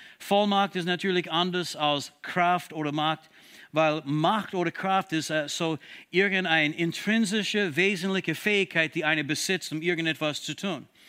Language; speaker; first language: German; non-native, fluent; English